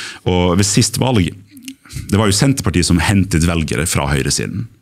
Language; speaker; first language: Norwegian; early bilingual, other home language; English